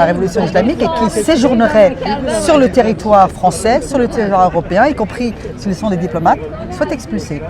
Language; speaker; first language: French; native; French